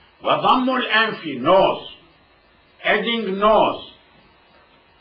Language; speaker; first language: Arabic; non-native, fluent; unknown